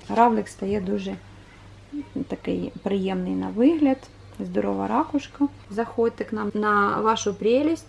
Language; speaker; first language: Ukrainian; non-native, local second language; Russian